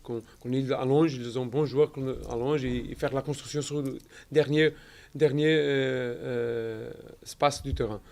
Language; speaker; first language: French; non-native, learner; Portuguese